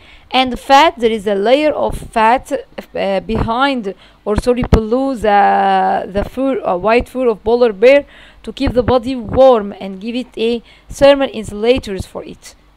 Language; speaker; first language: English; non-native, fluent; Arabic